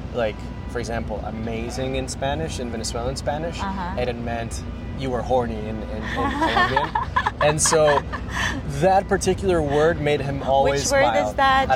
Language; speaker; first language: English; non-native, fluent; Spanish